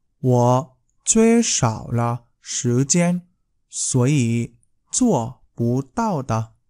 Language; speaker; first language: Chinese; non-native, fluent; Vietnamese